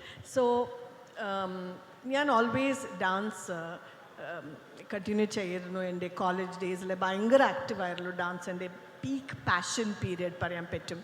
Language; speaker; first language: Malayalam; non-native, local second language; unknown